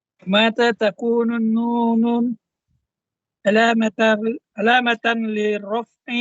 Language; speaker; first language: Arabic; non-native, learner; Indonesian